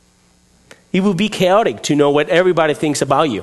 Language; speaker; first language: English; non-native, fluent; Spanish